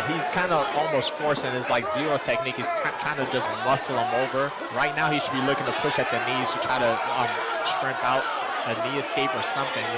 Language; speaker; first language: English; native; English